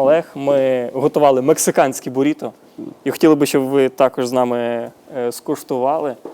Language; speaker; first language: Ukrainian; native; Ukrainian